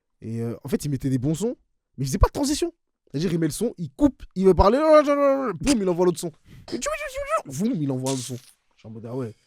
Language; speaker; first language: French; native; French